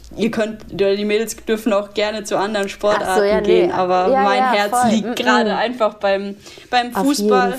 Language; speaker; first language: German; native; German